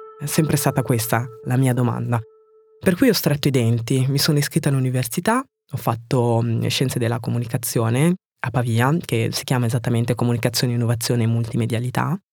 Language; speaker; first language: Italian; early bilingual, other home language; French